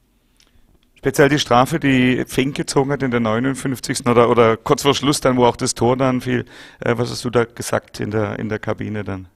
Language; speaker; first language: German; native; German